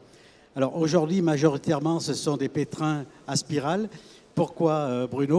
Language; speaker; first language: French; native; French